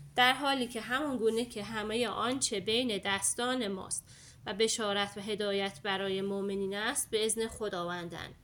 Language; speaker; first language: Persian; native; Persian